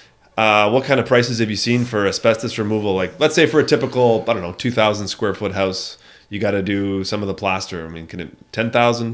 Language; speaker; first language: English; native; English